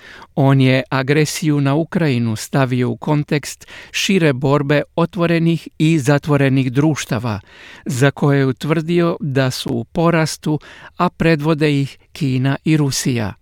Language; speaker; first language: Croatian; native; Croatian